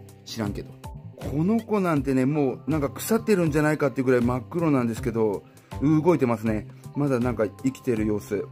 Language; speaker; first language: Japanese; native; Japanese